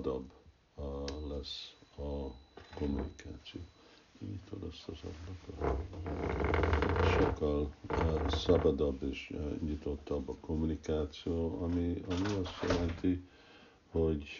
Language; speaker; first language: Hungarian; early bilingual, heritage; Hungarian